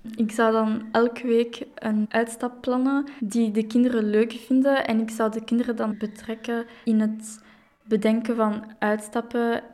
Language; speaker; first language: Dutch; non-native, local second language; French